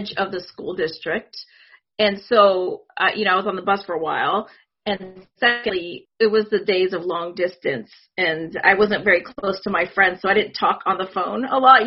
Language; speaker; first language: English; early bilingual, other home language; Spanish